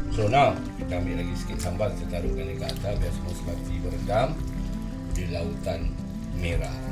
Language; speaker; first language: Malay; native; Malay